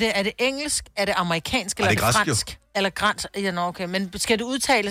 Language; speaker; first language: Danish; native; Danish